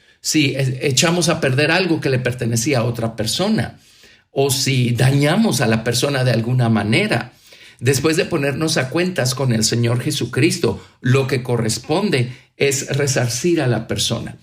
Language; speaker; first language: Spanish; native; Spanish